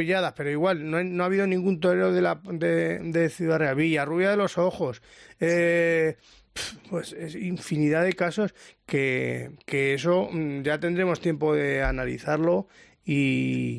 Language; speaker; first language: Spanish; native; Spanish